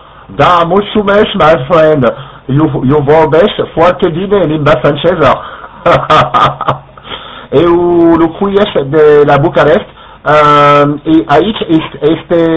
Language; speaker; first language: Romanian; non-native, learner; French